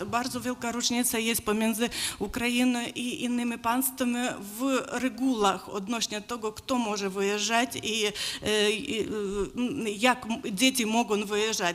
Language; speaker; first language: Polish; non-native, learner; Ukrainian